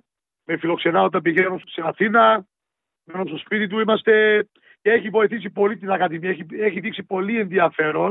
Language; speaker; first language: Greek; early bilingual, heritage; Greek